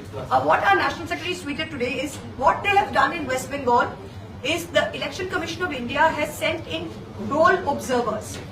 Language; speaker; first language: English; non-native, local second language; Bangla